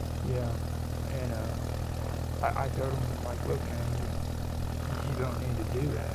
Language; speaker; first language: English; native; English